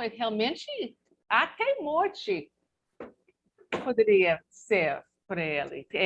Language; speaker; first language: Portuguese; non-native, learner; English